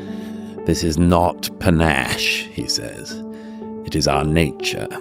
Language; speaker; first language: English; native; English